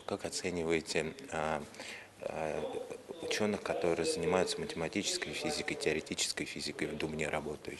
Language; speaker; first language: Russian; native; Russian